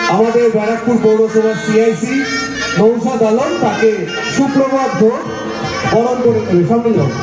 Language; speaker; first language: Bangla; native; Bangla